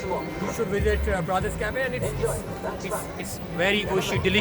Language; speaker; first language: English; non-native, learner; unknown